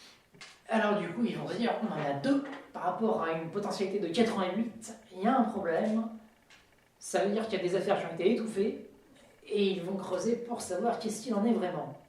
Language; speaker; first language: French; native; French